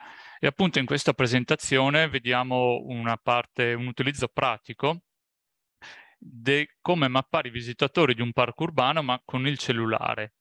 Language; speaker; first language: Italian; native; Italian